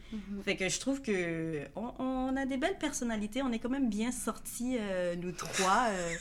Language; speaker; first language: French; native; French